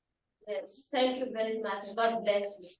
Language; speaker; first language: English; non-native, learner; Malagasy